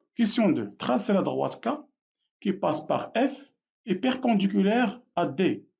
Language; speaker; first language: French; non-native, local second language; Arabic